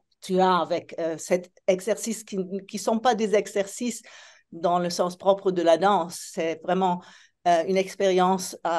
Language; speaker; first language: French; non-native, fluent; Italian